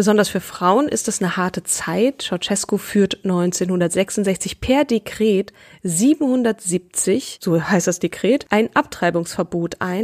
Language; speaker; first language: German; native; German